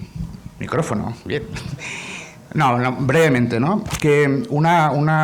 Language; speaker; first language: Spanish; native; Spanish